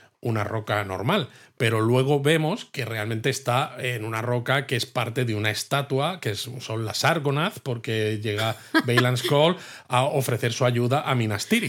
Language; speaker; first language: Spanish; native; Spanish